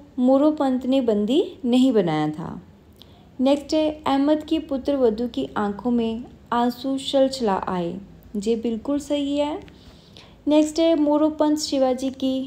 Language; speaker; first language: Hindi; non-native, local second language; Punjabi